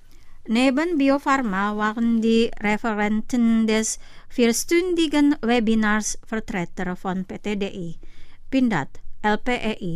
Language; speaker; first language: German; non-native, fluent; Indonesian